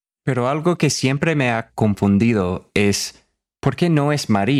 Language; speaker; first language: Spanish; non-native, fluent; English